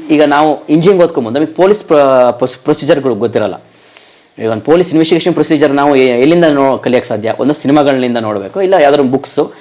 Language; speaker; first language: Kannada; native; Kannada